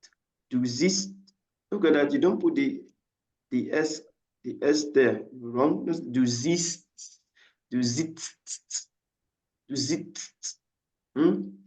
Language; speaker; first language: German; non-native, fluent; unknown